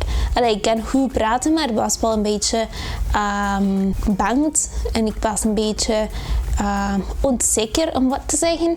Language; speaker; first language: Dutch; non-native, learner; Spanish